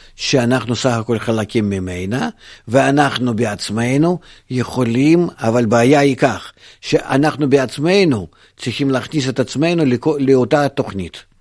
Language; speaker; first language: Hebrew; non-native, fluent; Russian